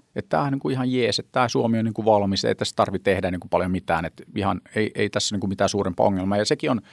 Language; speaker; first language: Finnish; native; Finnish